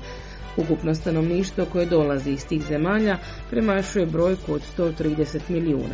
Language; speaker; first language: Croatian; native; Croatian